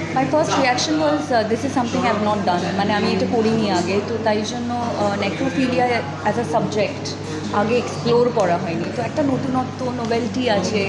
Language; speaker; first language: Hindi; non-native, local second language; Bangla